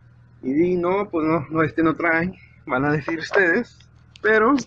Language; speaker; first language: Spanish; native; Spanish